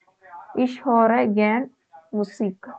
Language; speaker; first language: German; non-native, learner; Malayalam